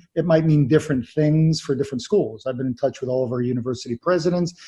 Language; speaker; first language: English; native; English